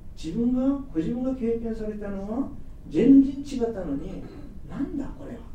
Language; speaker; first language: Japanese; non-native, fluent; Korean